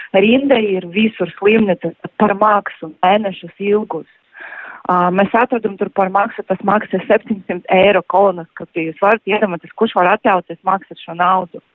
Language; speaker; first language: Latvian; non-native, local second language; Russian